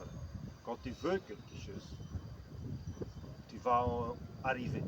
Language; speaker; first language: French; non-native, fluent; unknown